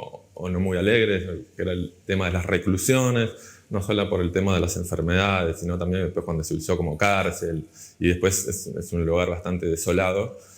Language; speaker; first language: Spanish; native; Spanish